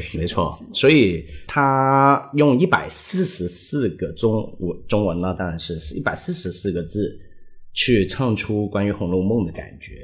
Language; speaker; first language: Chinese; non-native, local second language; Cantonese